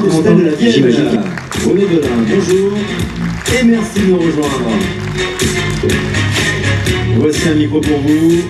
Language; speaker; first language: French; native; French